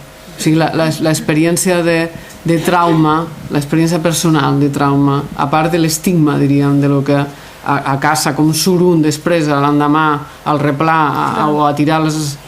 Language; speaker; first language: Catalan; native; Catalan